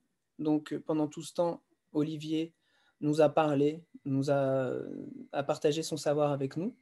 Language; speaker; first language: French; native; French